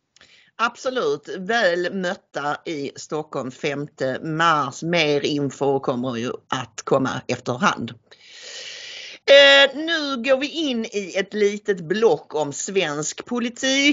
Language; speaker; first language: Swedish; native; Swedish